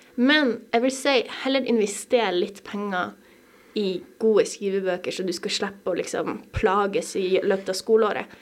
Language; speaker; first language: Norwegian; native; Norwegian